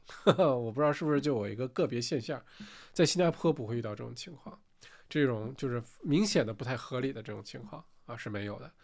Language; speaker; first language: Chinese; native; Chinese